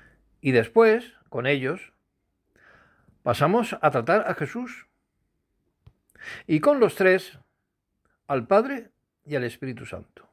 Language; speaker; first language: Spanish; native; Spanish